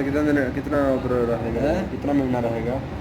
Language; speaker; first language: Urdu; native; Urdu